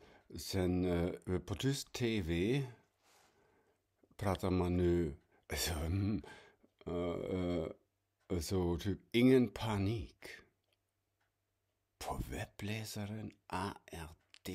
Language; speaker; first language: Swedish; non-native, fluent; German